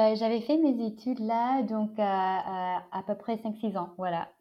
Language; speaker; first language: French; non-native, fluent; English